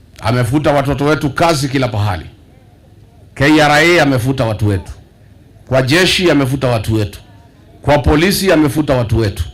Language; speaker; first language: Swahili; non-native, local second language; Kikuyu